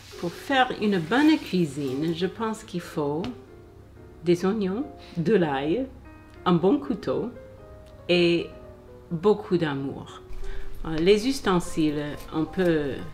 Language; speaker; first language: French; non-native, fluent; English